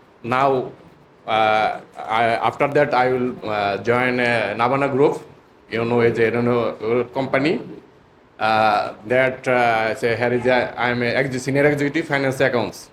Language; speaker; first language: English; non-native, learner; Bangla